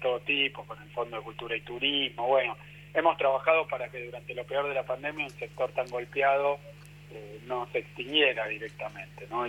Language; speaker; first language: Spanish; native; Spanish